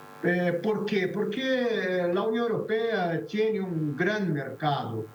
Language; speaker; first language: Spanish; non-native, fluent; Portuguese